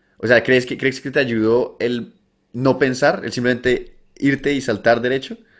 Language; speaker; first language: Spanish; native; Spanish